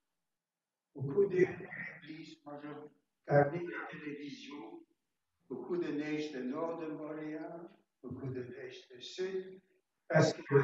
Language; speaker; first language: French; non-native, learner; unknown